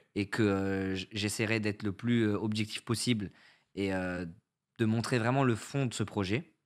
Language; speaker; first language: French; native; French